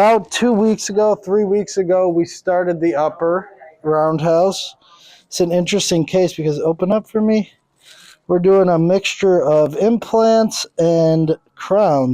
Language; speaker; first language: English; native; English